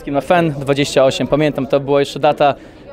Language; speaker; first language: Polish; native; Polish